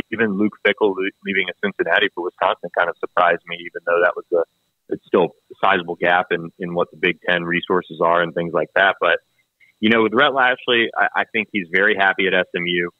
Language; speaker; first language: English; native; English